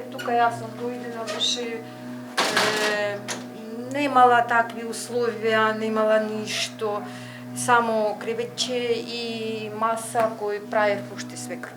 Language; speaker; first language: Macedonian; non-native, learner; Russian